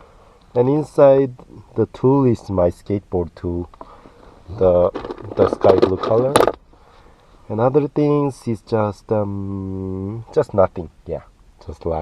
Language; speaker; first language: English; non-native, learner; Korean